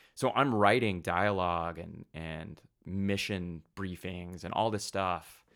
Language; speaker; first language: English; native; English